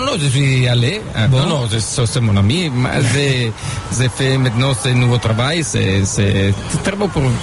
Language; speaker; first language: French; non-native, fluent; Italian